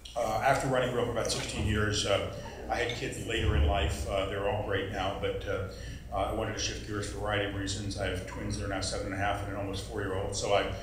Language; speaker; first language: English; native; English